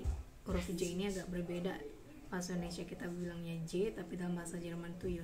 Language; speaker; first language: Indonesian; native; Indonesian